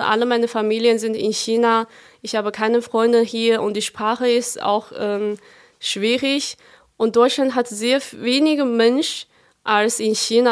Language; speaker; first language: German; non-native, fluent; Chinese